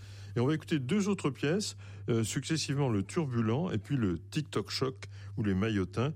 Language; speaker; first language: French; native; French